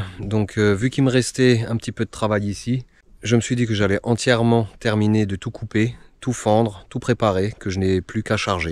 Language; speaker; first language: French; native; French